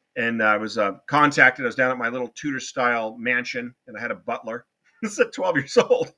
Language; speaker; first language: English; native; English